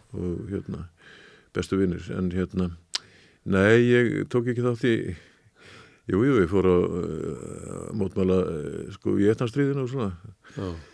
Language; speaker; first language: Icelandic; native; Icelandic